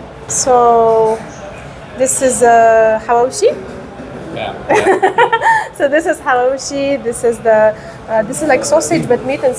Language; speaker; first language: English; non-native, local second language; Arabic